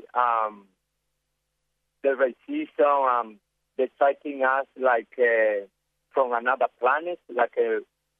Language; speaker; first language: English; non-native, learner; Spanish